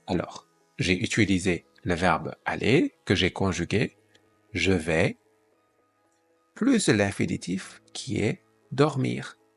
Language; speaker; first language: French; non-native, fluent; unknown